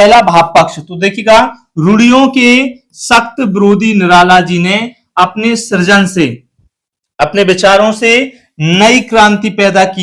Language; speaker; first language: Hindi; native; Hindi